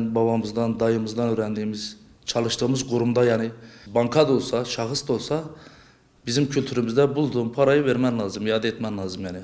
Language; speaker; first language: Turkish; native; Turkish